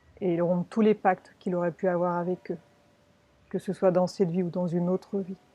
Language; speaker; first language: French; native; French